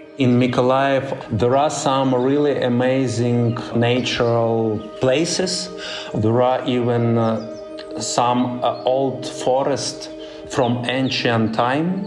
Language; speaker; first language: English; non-native, fluent; Ukrainian